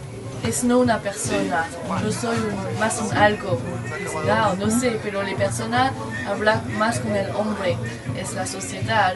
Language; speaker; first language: Spanish; non-native, learner; French